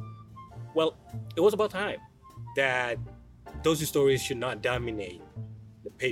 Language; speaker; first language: English; non-native, fluent; Somali